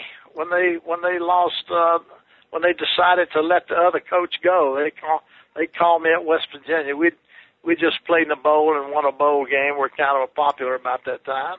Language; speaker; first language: English; native; English